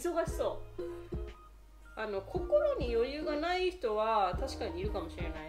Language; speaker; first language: Japanese; native; Japanese